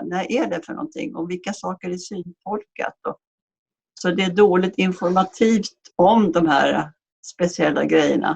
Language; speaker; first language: Swedish; native; Swedish